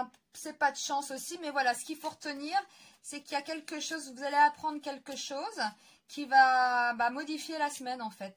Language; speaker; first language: French; native; French